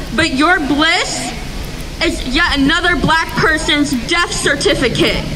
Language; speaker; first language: English; native; English